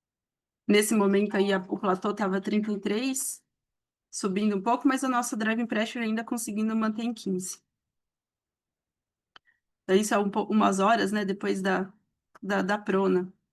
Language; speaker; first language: Portuguese; native; Portuguese